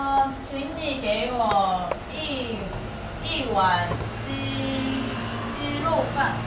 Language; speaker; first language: Chinese; non-native, learner; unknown